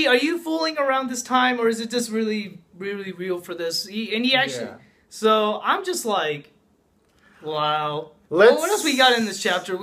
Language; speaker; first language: English; native; English